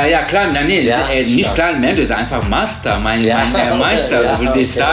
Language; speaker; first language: German; non-native, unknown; Turkish